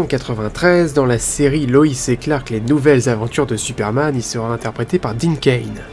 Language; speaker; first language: French; native; French